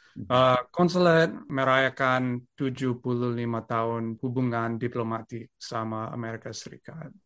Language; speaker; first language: Indonesian; non-native, fluent; English